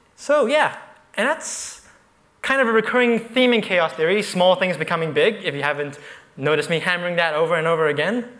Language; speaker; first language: English; native; English